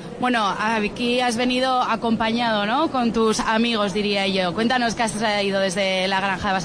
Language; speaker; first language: Spanish; native; Spanish